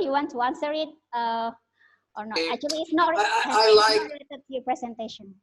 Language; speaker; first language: English; non-native, learner; Indonesian